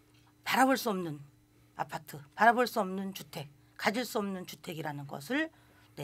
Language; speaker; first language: Korean; native; Korean